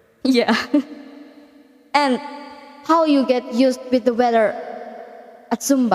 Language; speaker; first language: English; non-native, learner; Indonesian